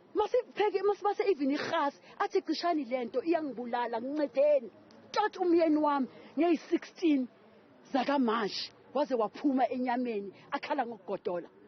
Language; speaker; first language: Zulu; native; Zulu